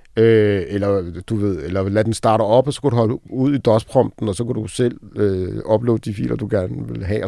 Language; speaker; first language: Danish; early bilingual, other home language; Arabic